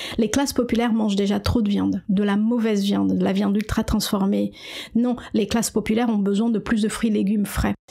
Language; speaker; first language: French; non-native, fluent; Portuguese